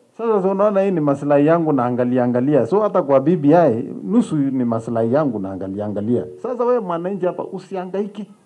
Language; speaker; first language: Swahili; non-native, local second language; Kalenjin